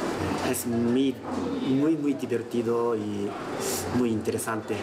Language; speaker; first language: Spanish; non-native, learner; Japanese